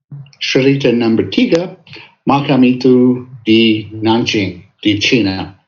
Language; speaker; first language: Indonesian; non-native, fluent; English